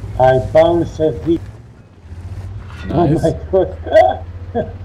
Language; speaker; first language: English; non-native, learner; Greek